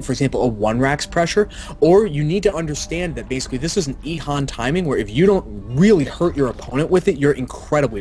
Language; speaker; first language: English; native; English